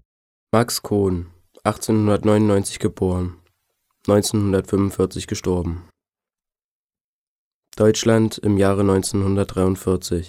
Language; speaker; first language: German; native; German